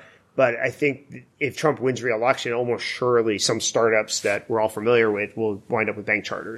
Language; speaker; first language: English; native; English